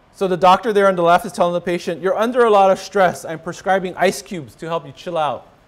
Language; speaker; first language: English; native; English